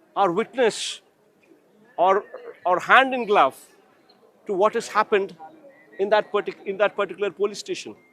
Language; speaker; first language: English; non-native, local second language; Telugu